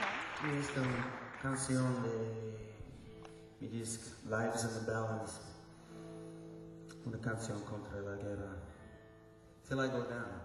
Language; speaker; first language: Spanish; non-native, learner; English